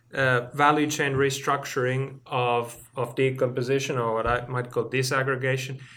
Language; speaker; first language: English; non-native, fluent; Finnish